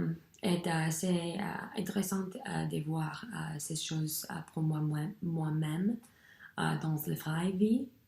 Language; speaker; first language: French; non-native, learner; English